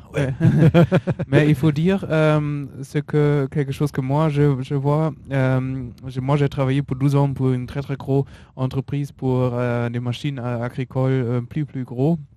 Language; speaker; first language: French; non-native, learner; German